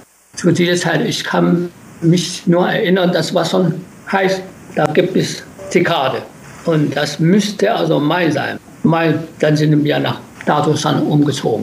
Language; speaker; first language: German; non-native, learner; Japanese